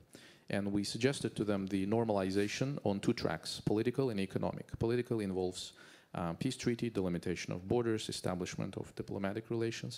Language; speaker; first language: English; non-native, fluent; Azerbaijani